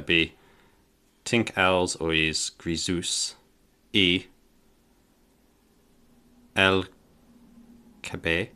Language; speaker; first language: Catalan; non-native, learner; English